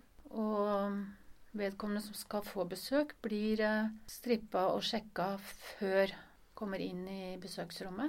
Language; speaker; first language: Norwegian; native; Norwegian